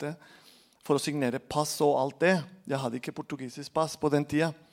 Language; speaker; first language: Norwegian; non-native, fluent; Spanish